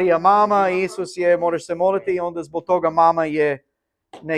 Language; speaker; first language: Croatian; non-native, learner; English